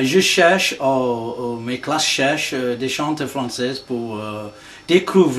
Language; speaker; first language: French; non-native, fluent; English